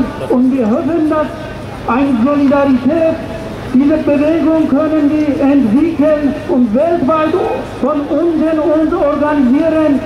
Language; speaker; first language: German; non-native, learner; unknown